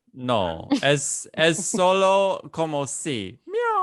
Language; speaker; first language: Spanish; non-native, fluent; English